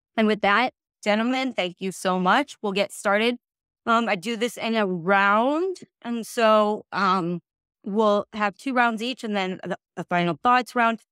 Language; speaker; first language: English; native; English